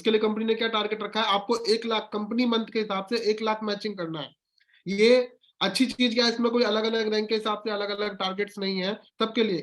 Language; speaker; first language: Hindi; native; Hindi